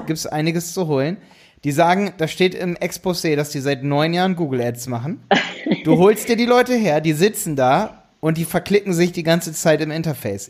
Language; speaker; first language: German; native; German